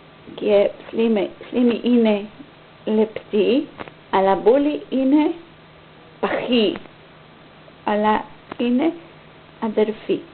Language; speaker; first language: Greek; non-native, learner; English